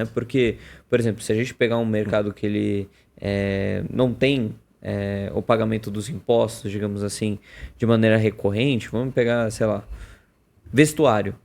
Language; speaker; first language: Portuguese; native; Portuguese